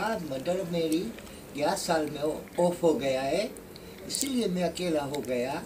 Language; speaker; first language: Hindi; early bilingual, heritage; Hindi